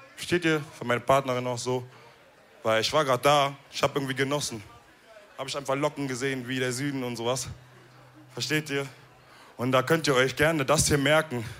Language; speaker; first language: German; early bilingual, other home language; Wolof